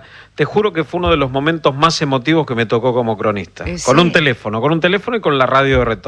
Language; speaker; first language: Spanish; native; Spanish